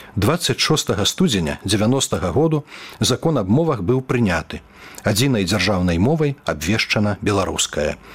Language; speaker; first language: Belarusian; native; Belarusian